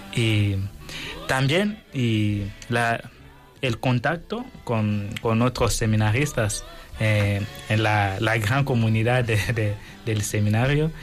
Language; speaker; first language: Spanish; non-native, fluent; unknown